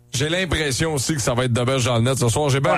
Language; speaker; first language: French; native; French